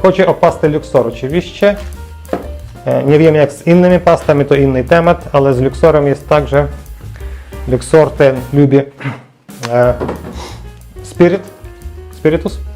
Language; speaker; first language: Polish; non-native, learner; Ukrainian